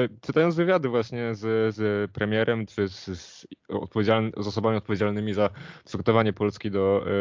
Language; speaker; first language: Polish; native; Polish